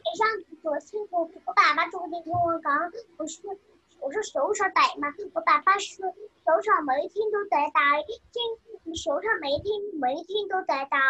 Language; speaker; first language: Cantonese; early bilingual, other home language; Chinese